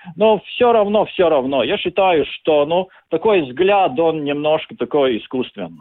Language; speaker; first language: Russian; non-native, local second language; Latvian